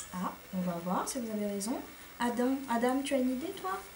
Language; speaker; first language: French; native; French